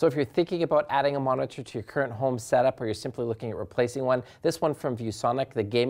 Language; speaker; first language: English; native; English